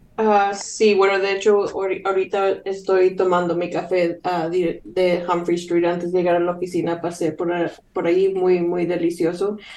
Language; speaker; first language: Spanish; early bilingual, heritage; Spanish